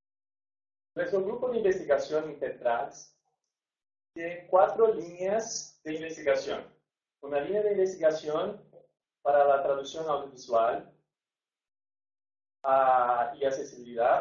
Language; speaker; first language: Spanish; non-native, fluent; Portuguese